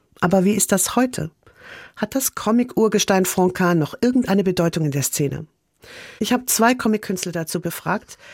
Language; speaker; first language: German; native; German